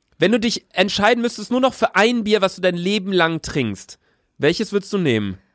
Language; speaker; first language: German; native; German